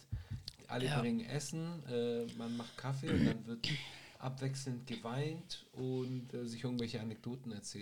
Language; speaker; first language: German; native; German